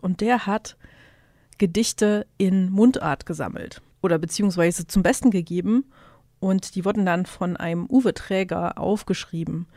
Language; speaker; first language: German; native; German